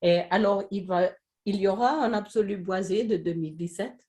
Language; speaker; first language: French; non-native, fluent; Swedish